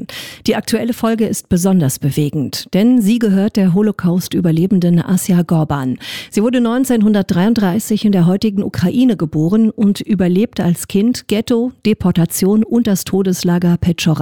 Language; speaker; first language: German; native; German